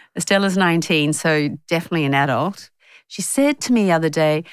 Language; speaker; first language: English; native; English